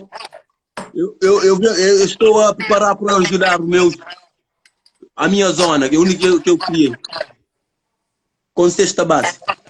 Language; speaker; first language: Portuguese; non-native, learner; Kabuverdianu